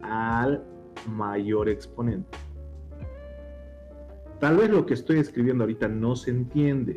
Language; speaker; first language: Spanish; native; Spanish